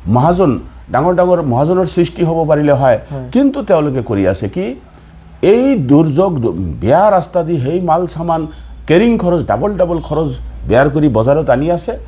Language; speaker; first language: Assamese; non-native, local second language; Bangla